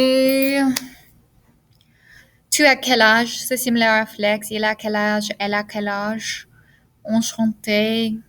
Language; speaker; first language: French; non-native, fluent; English